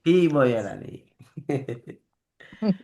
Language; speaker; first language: Arabic; non-native, fluent; Indonesian